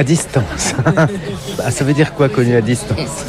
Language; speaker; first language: French; native; French